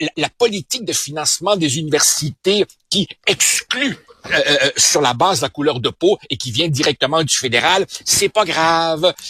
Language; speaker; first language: French; early bilingual, other home language; Spanish